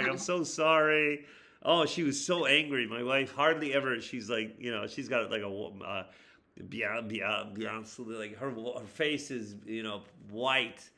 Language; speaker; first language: English; non-native, fluent; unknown